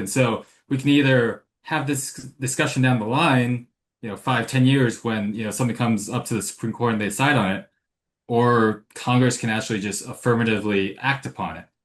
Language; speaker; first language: English; native; English